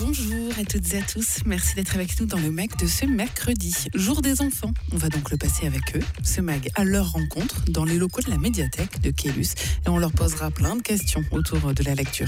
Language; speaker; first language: French; native; French